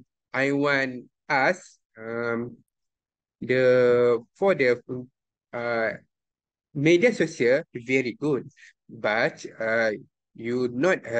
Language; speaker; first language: English; non-native, local second language; Malay